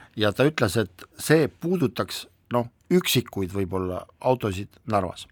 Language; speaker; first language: Estonian; non-native, local second language; Russian